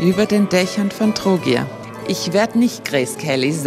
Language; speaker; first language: German; native; German